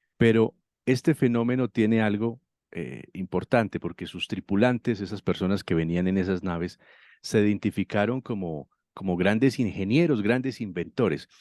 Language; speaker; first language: Spanish; native; Spanish